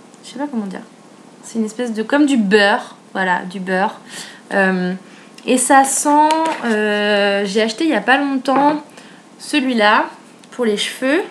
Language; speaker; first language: French; native; French